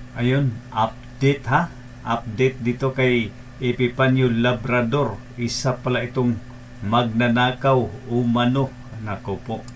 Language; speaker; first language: Filipino; non-native, local second language; Cebuano